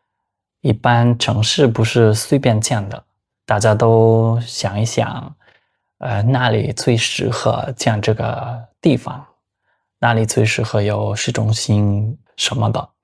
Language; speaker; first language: Chinese; non-native, fluent; Spanish